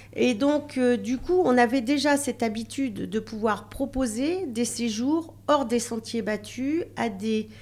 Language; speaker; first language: French; native; French